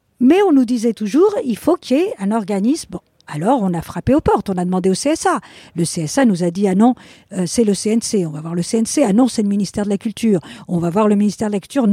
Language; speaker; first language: French; non-native, fluent; Spanish